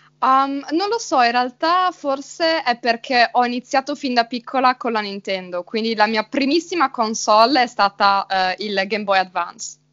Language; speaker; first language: Italian; native; Italian